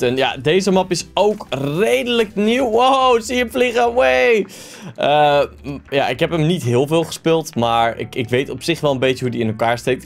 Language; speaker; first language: Dutch; native; Dutch